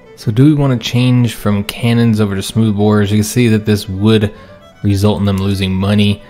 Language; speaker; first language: English; native; English